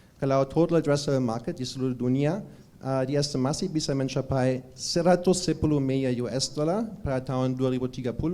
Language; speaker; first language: Indonesian; non-native, fluent; German